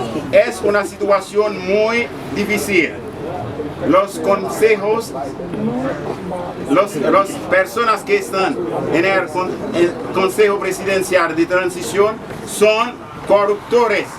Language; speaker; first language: Spanish; non-native, learner; Haitian Creole